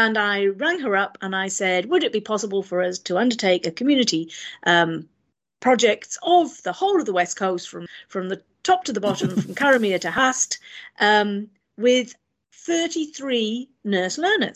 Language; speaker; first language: English; native; English